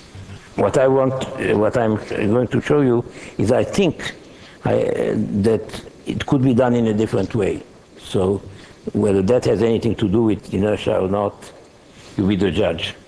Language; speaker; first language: English; non-native, fluent; Hebrew